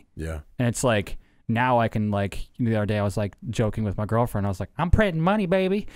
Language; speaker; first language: English; native; English